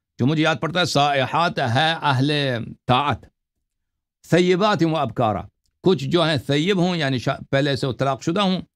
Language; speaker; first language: Urdu; non-native, local second language; Punjabi